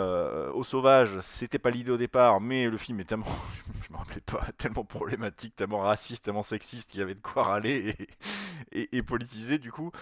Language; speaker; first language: French; native; French